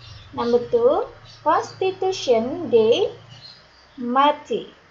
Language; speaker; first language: English; non-native, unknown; Indonesian